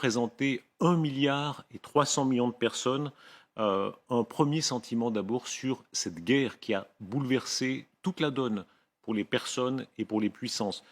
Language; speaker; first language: French; native; French